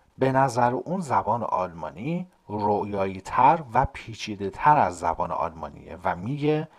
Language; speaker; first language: German; non-native, fluent; Persian